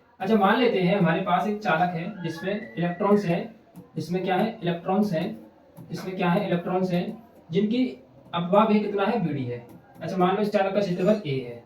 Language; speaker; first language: Hindi; native; Hindi